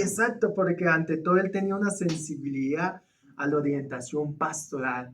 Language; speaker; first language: Spanish; native; Spanish